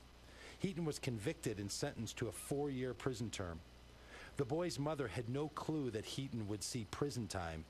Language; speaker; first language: English; native; English